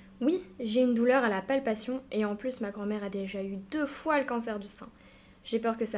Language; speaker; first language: French; native; French